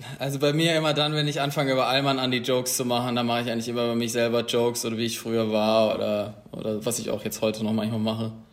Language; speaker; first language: German; native; German